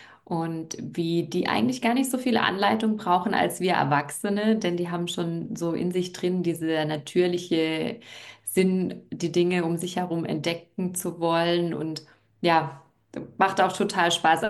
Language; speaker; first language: German; native; German